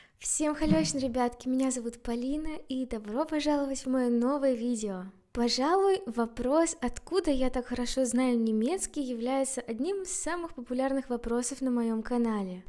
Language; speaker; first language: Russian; native; Russian